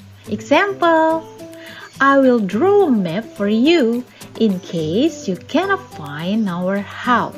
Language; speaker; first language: English; non-native, fluent; Indonesian